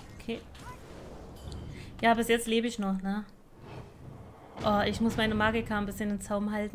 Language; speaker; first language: German; native; German